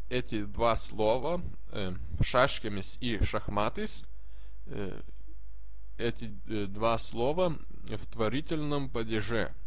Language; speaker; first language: Russian; non-native, fluent; Lithuanian